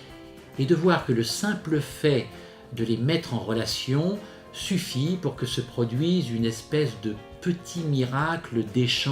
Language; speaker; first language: French; native; French